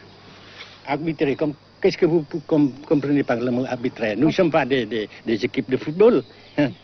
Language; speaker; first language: French; non-native, fluent; Vietnamese